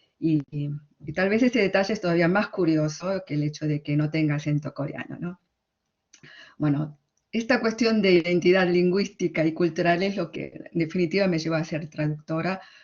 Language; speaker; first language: Spanish; early bilingual, other home language; Korean